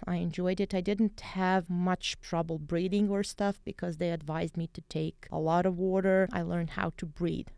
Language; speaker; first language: English; non-native, fluent; Bosnian